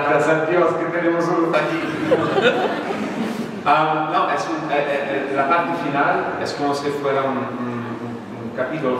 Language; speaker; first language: Spanish; non-native, fluent; English